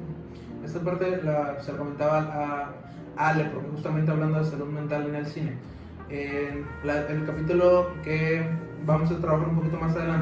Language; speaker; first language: Spanish; native; Spanish